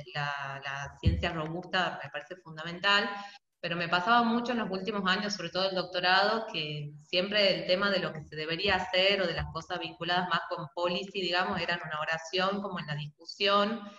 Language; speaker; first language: Spanish; native; Spanish